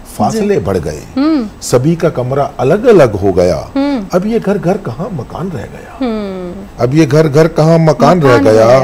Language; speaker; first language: Hindi; native; Hindi